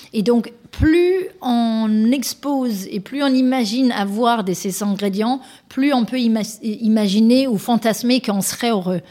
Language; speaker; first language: French; non-native, fluent; Danish